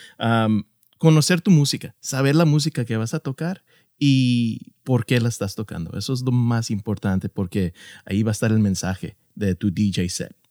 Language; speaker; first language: Spanish; early bilingual, heritage; Spanish